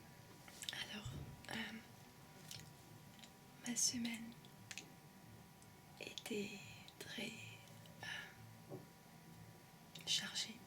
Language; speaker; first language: French; early bilingual, heritage; French